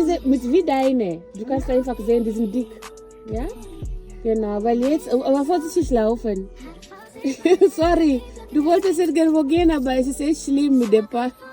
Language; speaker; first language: German; non-native, learner; Swahili